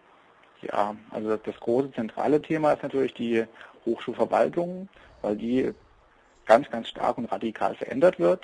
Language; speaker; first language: German; native; German